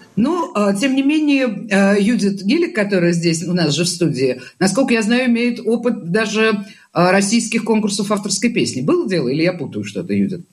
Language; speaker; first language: Russian; native; Russian